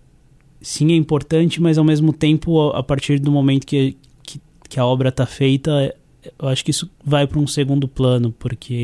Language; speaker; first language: Portuguese; non-native, fluent; Spanish